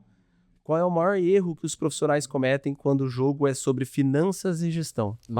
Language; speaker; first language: Portuguese; native; Portuguese